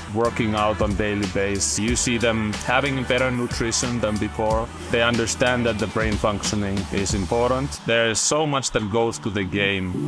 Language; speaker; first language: English; non-native, fluent; Finnish